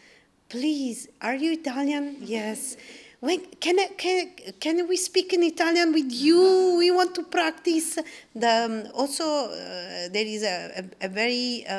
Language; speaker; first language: English; non-native, learner; Italian